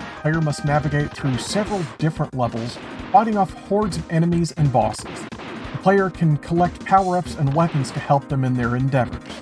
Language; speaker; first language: English; native; English